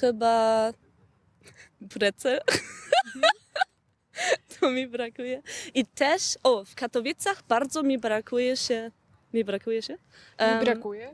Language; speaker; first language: Polish; non-native, learner; German